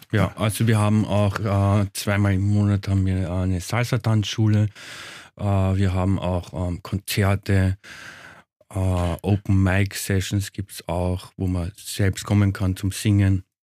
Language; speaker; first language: German; native; German